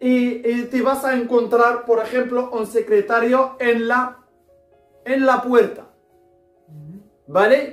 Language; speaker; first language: Spanish; non-native, fluent; Arabic